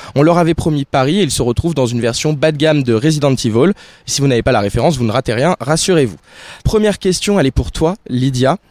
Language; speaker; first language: French; native; French